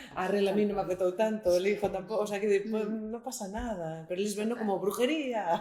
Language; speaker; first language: Spanish; non-native, local second language; Galician